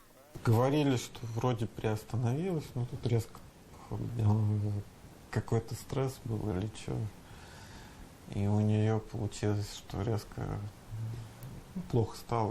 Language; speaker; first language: Russian; native; Russian